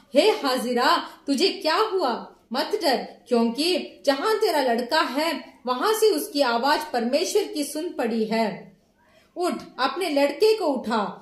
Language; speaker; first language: Hindi; non-native, local second language; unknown